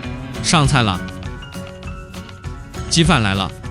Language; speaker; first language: Chinese; native; Chinese